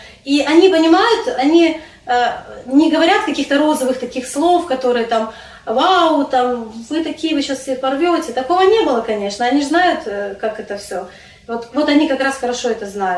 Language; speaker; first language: Russian; non-native, local second language; Crimean Tatar